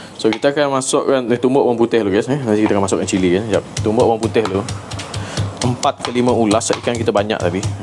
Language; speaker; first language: Malay; non-native, local second language; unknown